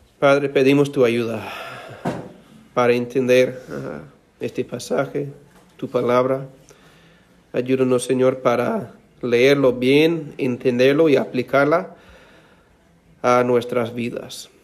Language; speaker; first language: Spanish; non-native, fluent; English